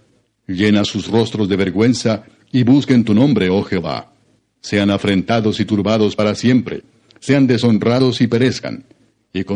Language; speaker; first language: Spanish; native; Spanish